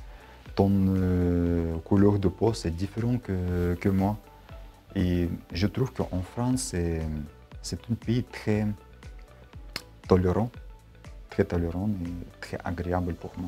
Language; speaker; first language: French; non-native, learner; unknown